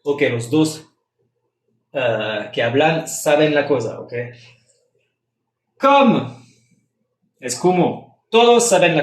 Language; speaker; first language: Spanish; non-native, fluent; French